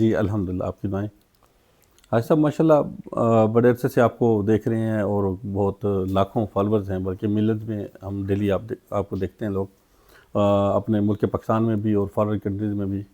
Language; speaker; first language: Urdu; non-native, local second language; Punjabi